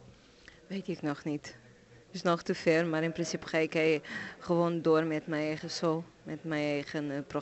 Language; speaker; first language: Dutch; non-native, fluent; Portuguese